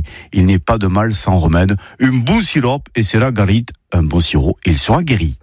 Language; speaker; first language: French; native; French